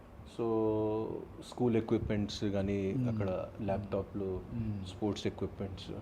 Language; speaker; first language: Telugu; non-native, fluent; Hindi